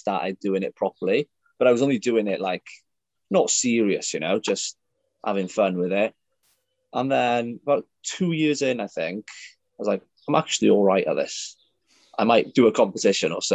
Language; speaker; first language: English; native; English